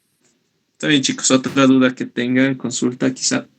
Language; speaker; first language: Spanish; native; Spanish